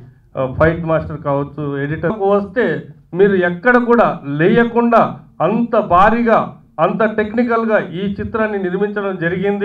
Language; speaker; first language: Telugu; native; Telugu